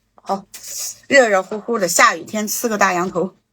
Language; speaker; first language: Chinese; native; Chinese